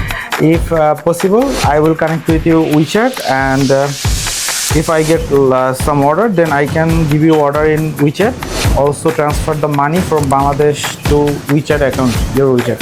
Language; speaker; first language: English; non-native, learner; Bangla